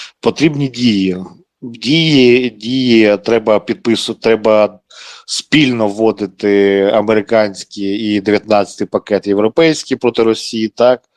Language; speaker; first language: Ukrainian; non-native, local second language; Russian